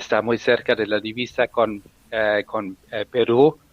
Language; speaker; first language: Spanish; non-native, fluent; German